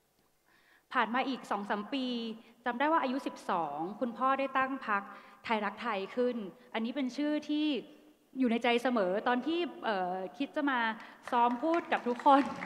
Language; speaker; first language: Thai; native; Thai